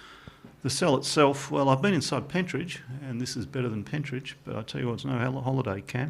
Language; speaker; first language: English; native; English